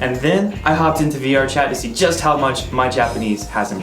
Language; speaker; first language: English; native; English